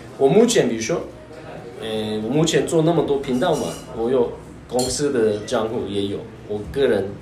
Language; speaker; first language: Chinese; non-native, fluent; Turkish